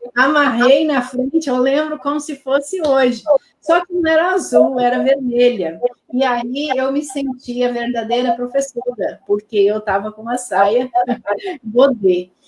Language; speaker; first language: Portuguese; non-native, local second language; Low German